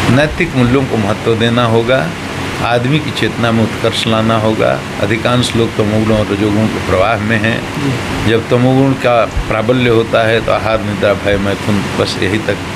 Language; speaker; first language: Hindi; native; Hindi